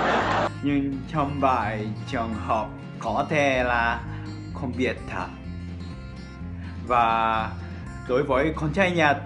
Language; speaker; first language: Vietnamese; non-native, fluent; Japanese